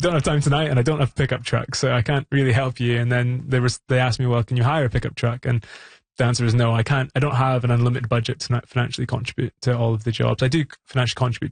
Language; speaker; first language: English; native; English